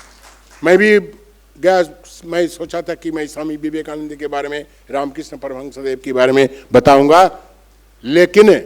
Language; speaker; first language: Hindi; non-native, local second language; Bangla